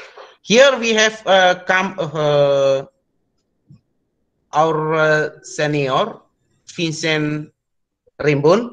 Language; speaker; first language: English; non-native, learner; Indonesian